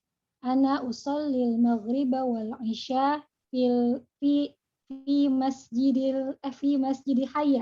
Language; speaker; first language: Arabic; non-native, learner; Indonesian